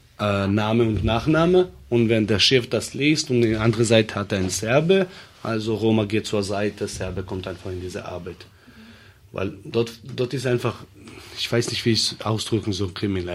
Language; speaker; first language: German; early bilingual, other home language; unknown